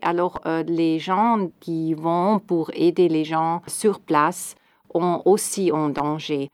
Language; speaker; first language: French; non-native, fluent; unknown